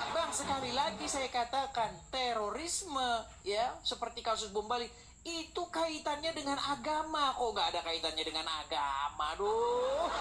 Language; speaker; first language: Indonesian; native; Indonesian